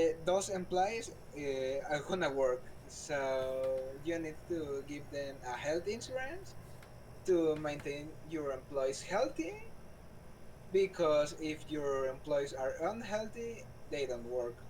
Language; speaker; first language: English; non-native, learner; Spanish